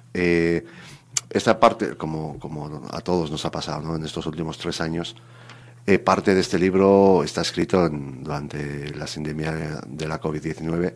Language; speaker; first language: Spanish; native; Spanish